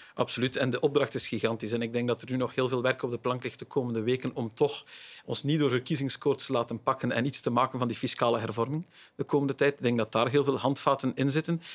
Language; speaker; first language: Dutch; native; Dutch